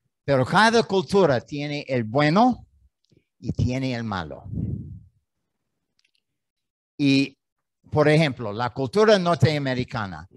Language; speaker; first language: Spanish; non-native, learner; English